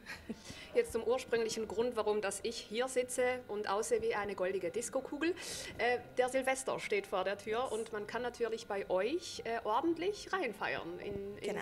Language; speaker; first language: German; native; German